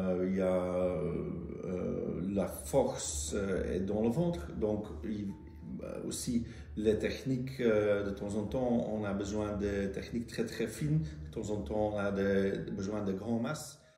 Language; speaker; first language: French; non-native, local second language; Dutch